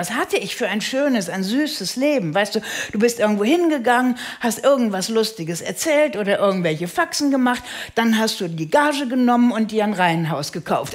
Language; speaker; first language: German; native; German